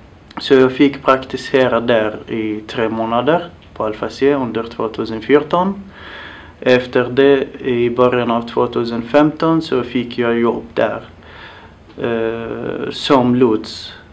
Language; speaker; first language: Swedish; non-native, fluent; Arabic